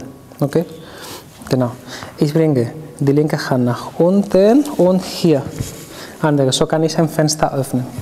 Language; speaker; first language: German; non-native, fluent; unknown